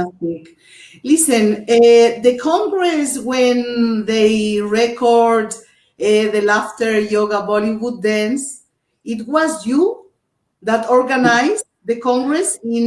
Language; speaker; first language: English; non-native, learner; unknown